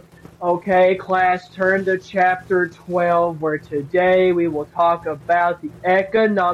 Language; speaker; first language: English; native; English